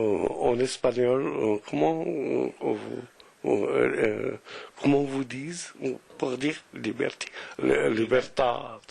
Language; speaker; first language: French; non-native, local second language; Arabic